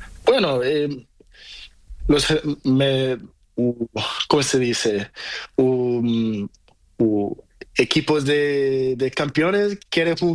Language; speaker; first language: Spanish; non-native, learner; Portuguese